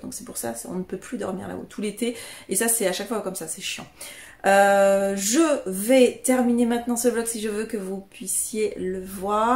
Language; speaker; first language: French; native; French